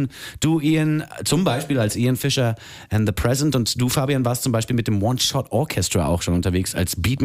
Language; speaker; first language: German; native; German